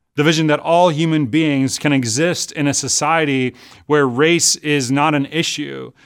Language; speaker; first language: English; native; English